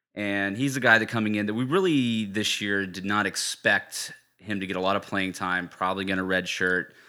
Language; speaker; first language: English; native; English